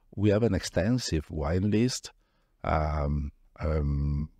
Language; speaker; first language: English; non-native, fluent; Italian